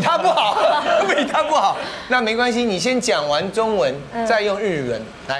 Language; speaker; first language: Chinese; native; Chinese